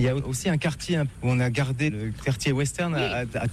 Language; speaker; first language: French; native; French